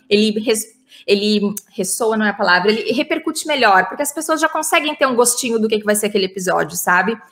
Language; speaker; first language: Portuguese; native; Portuguese